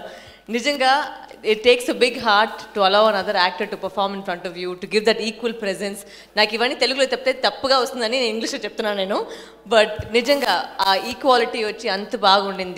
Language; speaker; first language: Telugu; non-native, fluent; Tamil